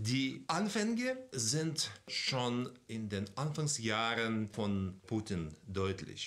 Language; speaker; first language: German; non-native, fluent; Russian